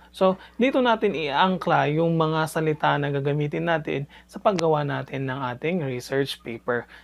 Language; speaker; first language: Filipino; native; Filipino